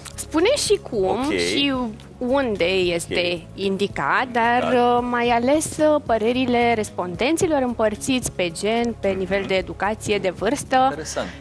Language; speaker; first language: Romanian; native; Romanian